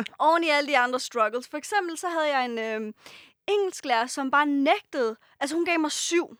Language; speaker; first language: Danish; early bilingual, other home language; Persian